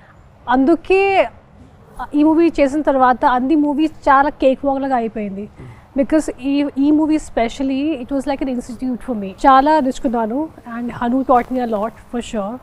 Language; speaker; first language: Telugu; non-native, fluent; Hindi